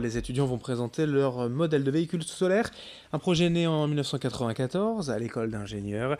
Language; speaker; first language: French; native; French